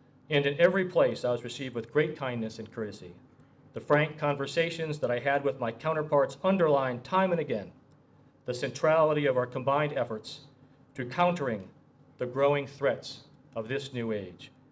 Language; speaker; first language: English; native; English